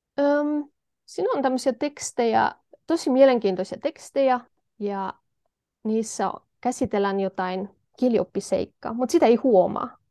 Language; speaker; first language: Finnish; non-native, fluent; Polish